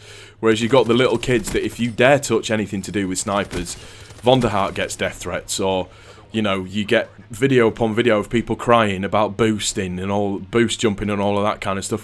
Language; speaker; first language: English; native; English